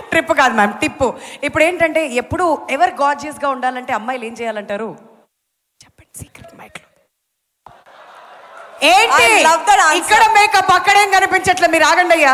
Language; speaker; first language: Telugu; native; Telugu